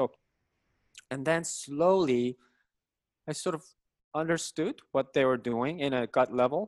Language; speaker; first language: English; non-native, fluent; Korean